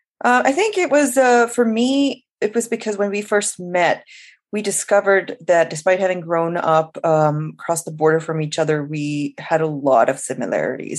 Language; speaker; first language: English; non-native, local second language; Urdu